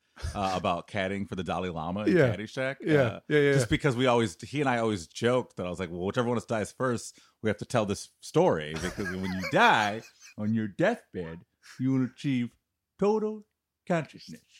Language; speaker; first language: English; native; English